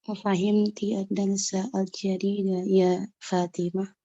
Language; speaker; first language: Arabic; non-native, learner; Indonesian